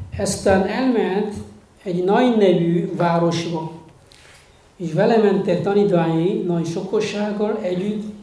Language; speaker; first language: Hungarian; non-native, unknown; Korean